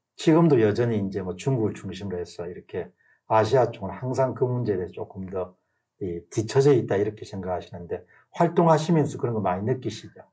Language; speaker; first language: Korean; native; Korean